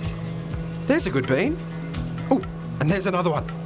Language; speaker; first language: English; native; English